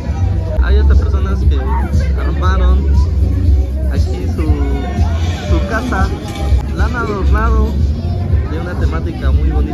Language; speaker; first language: Spanish; native; Spanish